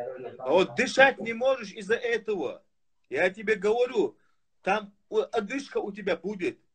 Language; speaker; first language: Russian; non-native, fluent; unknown